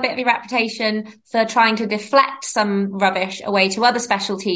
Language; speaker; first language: English; native; English